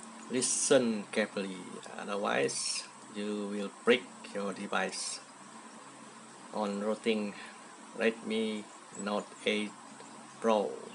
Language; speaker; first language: English; non-native, local second language; Malay